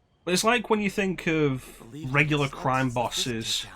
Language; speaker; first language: English; native; English